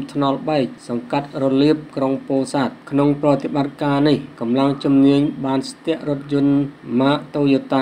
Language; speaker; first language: Khmer; native; Khmer